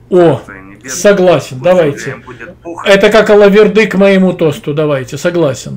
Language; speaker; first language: Russian; native; Russian